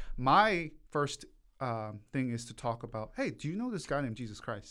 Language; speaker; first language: English; early bilingual, other home language; Korean